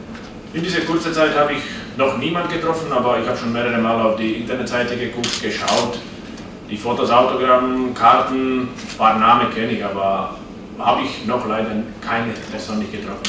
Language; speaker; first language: German; non-native, fluent; Slovak